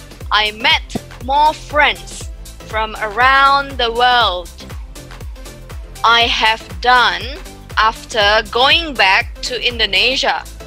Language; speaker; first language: English; non-native, fluent; Indonesian